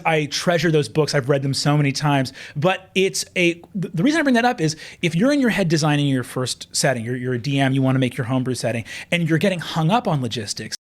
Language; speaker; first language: English; native; English